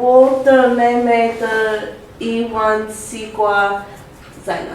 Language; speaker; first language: Chinese; non-native, learner; English